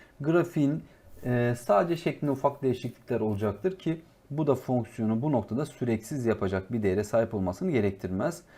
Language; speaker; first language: Turkish; native; Turkish